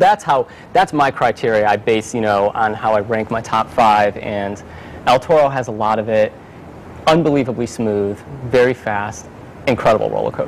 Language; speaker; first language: English; native; English